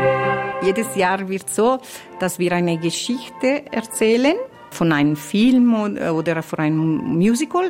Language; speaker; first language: German; non-native, fluent; Italian